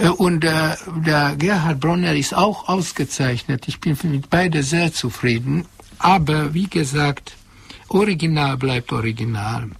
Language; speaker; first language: German; non-native, fluent; Hungarian